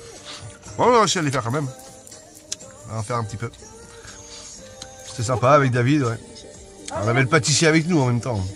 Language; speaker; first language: French; native; French